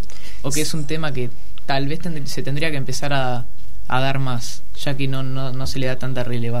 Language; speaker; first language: Spanish; native; Spanish